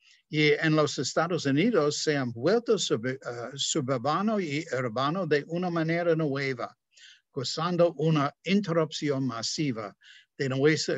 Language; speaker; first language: Spanish; non-native, fluent; English